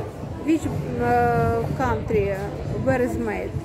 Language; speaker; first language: English; non-native, learner; Russian